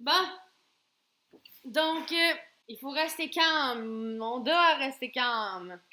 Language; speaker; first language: French; native; French